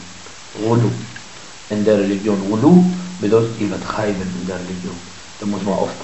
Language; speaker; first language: German; non-native, fluent; Arabic